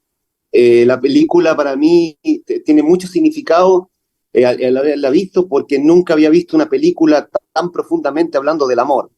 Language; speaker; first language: Spanish; native; Spanish